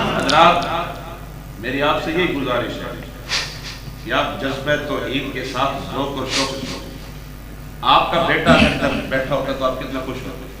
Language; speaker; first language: Urdu; non-native, local second language; Pashto